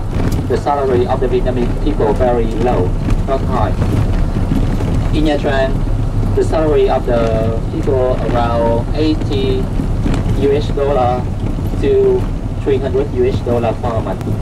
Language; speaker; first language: English; non-native, local second language; Vietnamese